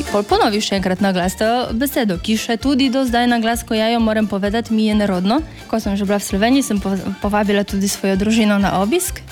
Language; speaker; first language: Slovenian; non-native, fluent; Polish